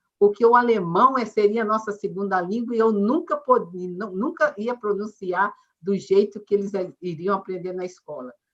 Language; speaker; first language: Portuguese; native; Portuguese